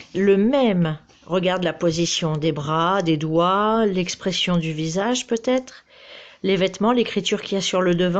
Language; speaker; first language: French; native; French